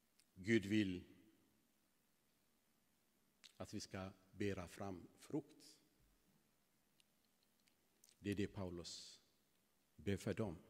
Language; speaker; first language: Swedish; non-native, fluent; Tigrinya